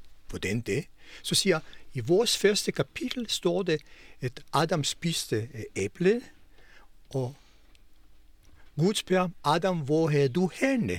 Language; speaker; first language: Danish; non-native, fluent; Hebrew